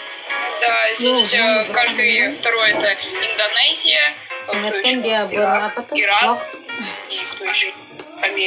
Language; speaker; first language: Russian; non-native, fluent; Spanish